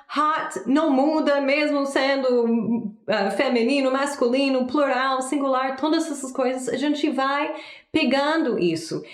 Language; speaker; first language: Portuguese; non-native, fluent; English